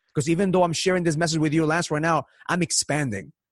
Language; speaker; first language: English; early bilingual, other home language; Spanish